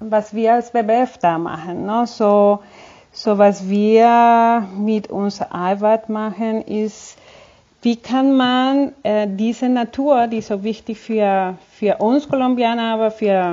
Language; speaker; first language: German; non-native, fluent; Spanish